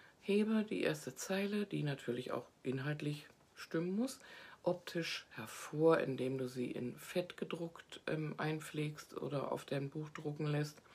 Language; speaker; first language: German; native; German